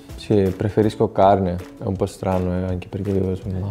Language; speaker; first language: Italian; non-native, fluent; Greek